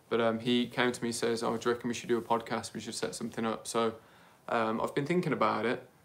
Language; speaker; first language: English; native; English